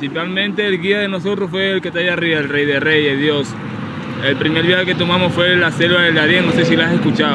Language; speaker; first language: Spanish; native; Spanish